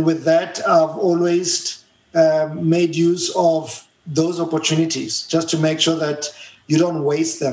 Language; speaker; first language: English; non-native, local second language; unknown